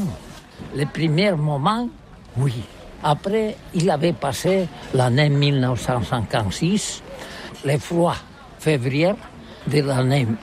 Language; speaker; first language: French; non-native, learner; Catalan